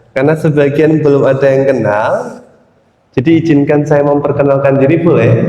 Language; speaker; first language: Indonesian; native; Indonesian